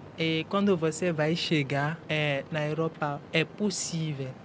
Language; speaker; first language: Portuguese; non-native, learner; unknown